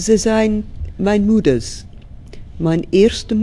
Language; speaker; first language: Dutch; non-native, learner; English